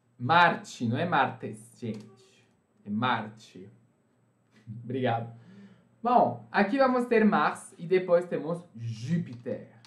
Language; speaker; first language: Portuguese; non-native, fluent; French